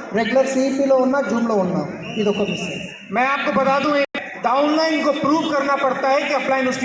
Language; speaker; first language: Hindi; non-native, local second language; Telugu